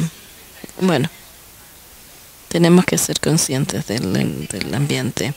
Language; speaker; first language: Spanish; non-native, fluent; English